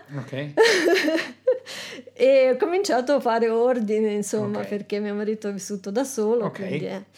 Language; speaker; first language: Italian; non-native, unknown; Russian